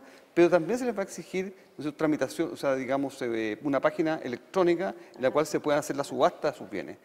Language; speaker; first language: Spanish; native; Spanish